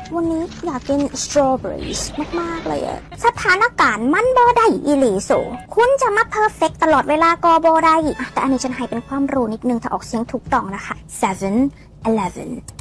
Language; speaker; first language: Thai; native; Thai